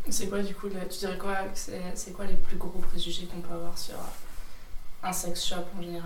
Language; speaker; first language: French; native; French